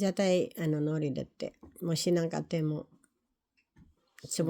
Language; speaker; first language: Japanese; non-native, learner; Filipino